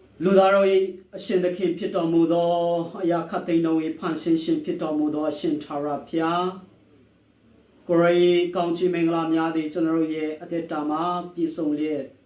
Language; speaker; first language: Burmese; non-native, local second language; Hakha Chin